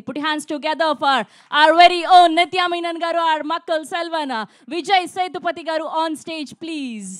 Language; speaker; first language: Telugu; native; Telugu